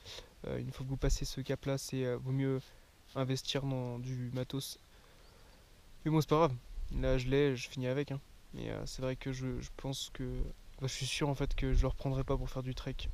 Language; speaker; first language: French; native; French